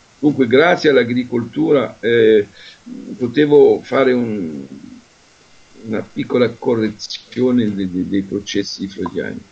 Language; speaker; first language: Italian; non-native, fluent; French